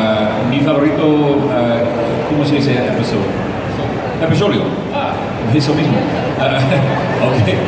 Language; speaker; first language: Spanish; non-native, learner; English